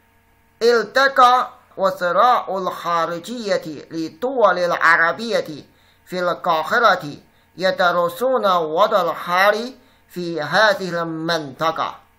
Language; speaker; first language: Arabic; non-native, fluent; Chinese